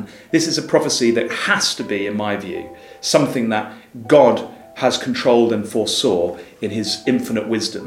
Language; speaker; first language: English; native; English